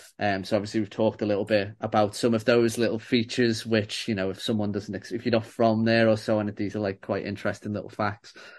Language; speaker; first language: English; native; English